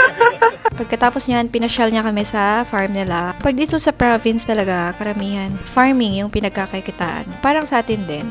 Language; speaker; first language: Filipino; native; Filipino